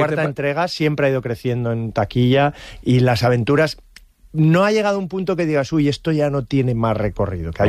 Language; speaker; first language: Spanish; native; Spanish